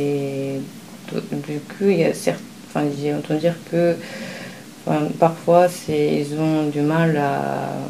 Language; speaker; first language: French; non-native, fluent; Japanese